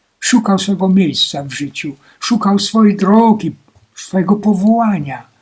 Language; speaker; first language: Polish; native; Polish